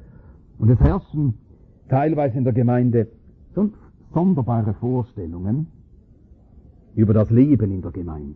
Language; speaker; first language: German; native; German